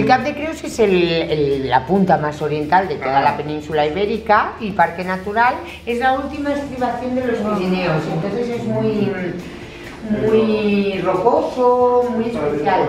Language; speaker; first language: Spanish; native; Spanish